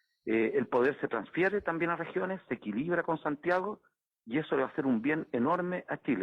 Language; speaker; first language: Spanish; native; Spanish